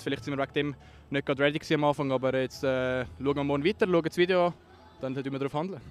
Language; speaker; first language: German; native; German